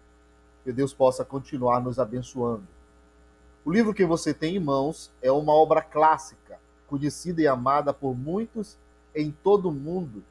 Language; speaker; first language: Portuguese; native; Portuguese